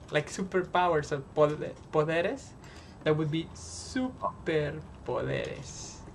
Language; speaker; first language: English; non-native, fluent; Spanish